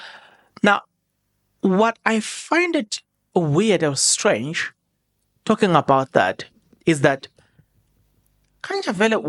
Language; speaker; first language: English; non-native, local second language; Zulu